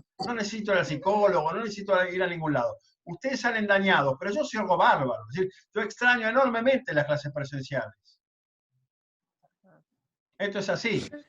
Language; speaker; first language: Spanish; native; Spanish